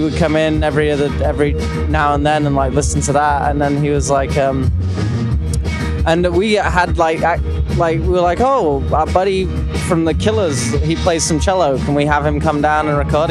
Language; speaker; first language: English; native; English